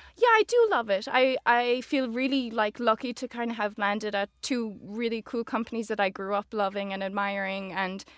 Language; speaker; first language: English; native; English